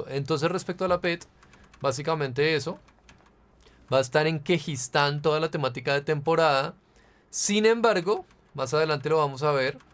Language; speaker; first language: Spanish; native; Spanish